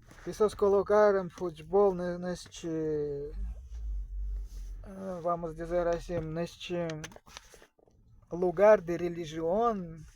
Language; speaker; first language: Portuguese; non-native, learner; Russian